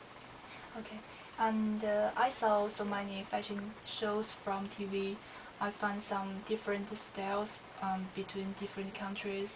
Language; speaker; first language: English; non-native, learner; Chinese